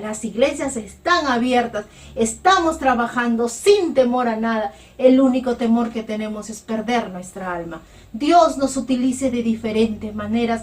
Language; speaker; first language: Spanish; native; Spanish